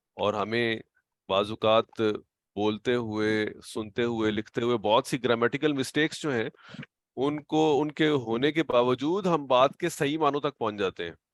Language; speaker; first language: Urdu; native; Urdu